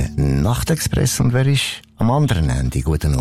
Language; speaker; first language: German; native; German